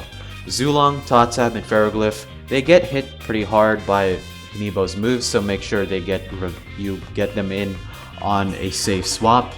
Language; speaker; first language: English; native; English